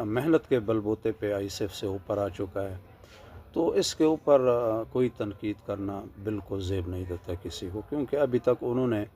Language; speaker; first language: Urdu; non-native, local second language; Pashto